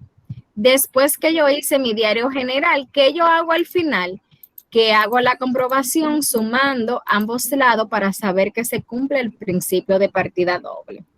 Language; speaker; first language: Spanish; native; Spanish